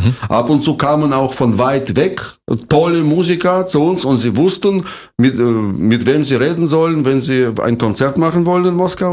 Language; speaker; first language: German; non-native, fluent; Russian